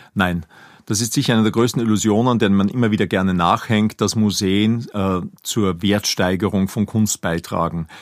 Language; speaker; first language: German; native; German